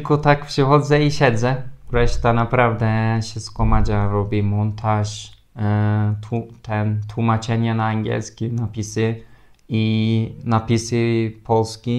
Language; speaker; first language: Polish; non-native, fluent; Turkish